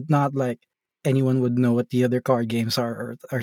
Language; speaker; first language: English; non-native, local second language; Filipino